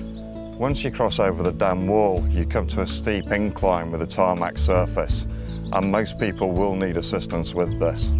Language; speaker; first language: English; native; English